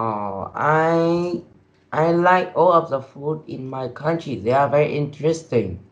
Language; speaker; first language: English; non-native, learner; Vietnamese